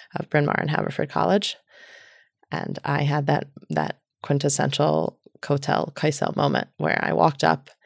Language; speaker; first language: English; native; English